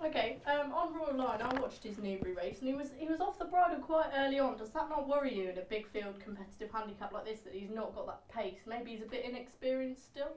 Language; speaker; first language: English; native; English